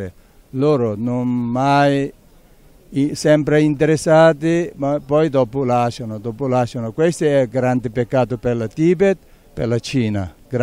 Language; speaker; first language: Italian; non-native, learner; Tibetan